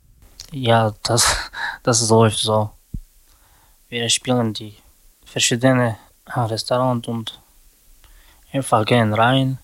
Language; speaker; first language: German; non-native, learner; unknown